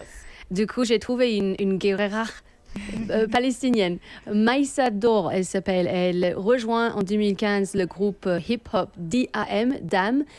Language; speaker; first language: French; native; French